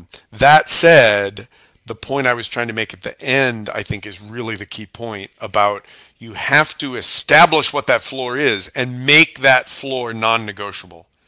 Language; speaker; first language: English; native; English